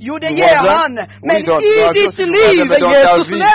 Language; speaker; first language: Swedish; non-native, fluent; French